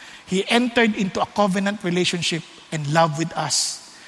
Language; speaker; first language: English; non-native, local second language; Filipino